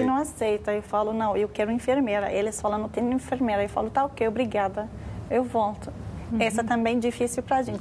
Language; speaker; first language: Portuguese; non-native, learner; Arabic